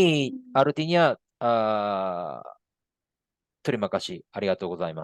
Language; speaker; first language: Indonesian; non-native, fluent; Japanese